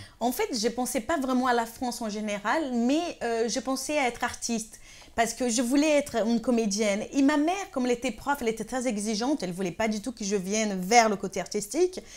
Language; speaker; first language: French; non-native, fluent; Portuguese